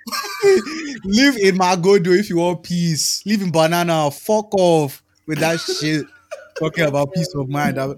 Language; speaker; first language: English; non-native, local second language; Yoruba